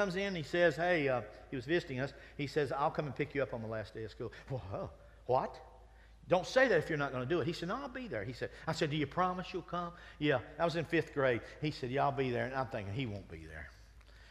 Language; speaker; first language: English; native; English